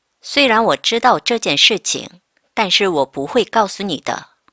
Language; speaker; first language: Chinese; non-native, fluent; Korean